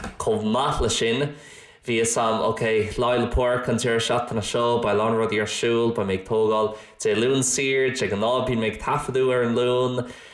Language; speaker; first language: Irish; non-native, local second language; English